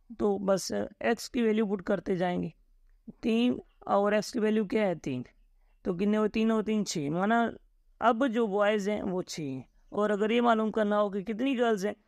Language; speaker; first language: Urdu; native; Urdu